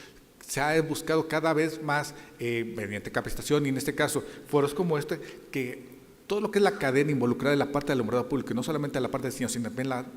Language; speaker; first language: Spanish; native; Spanish